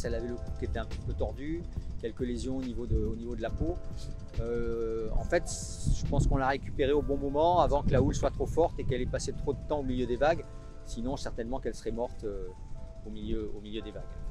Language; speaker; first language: French; native; French